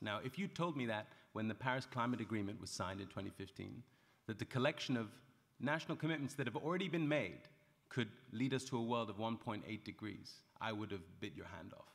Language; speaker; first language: English; native; English